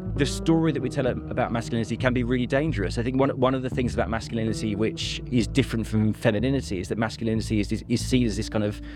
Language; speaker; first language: English; non-native, fluent; Spanish